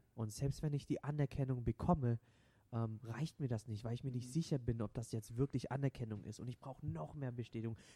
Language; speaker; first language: German; non-native, local second language; Vietnamese